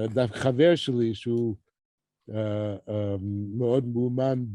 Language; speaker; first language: Hebrew; non-native, fluent; English